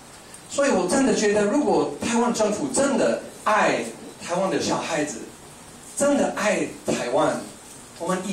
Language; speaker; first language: Chinese; non-native, fluent; English